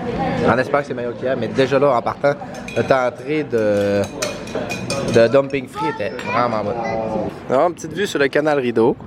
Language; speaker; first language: French; native; French